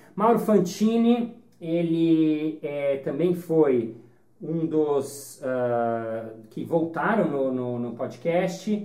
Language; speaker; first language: Portuguese; native; Portuguese